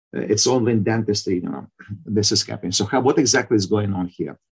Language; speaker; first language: English; non-native, fluent; Ukrainian